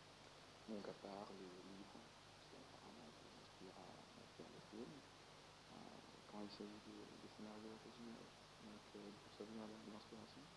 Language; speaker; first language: French; non-native, fluent; Ukrainian